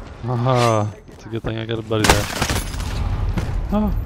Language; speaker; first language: English; native; English